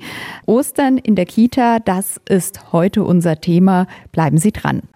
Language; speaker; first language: German; native; German